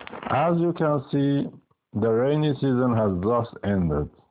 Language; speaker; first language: English; non-native, fluent; Persian